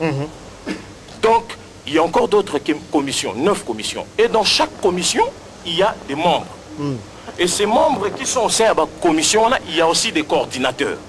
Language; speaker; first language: French; non-native, local second language; Lingala